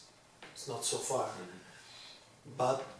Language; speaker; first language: English; non-native, learner; Italian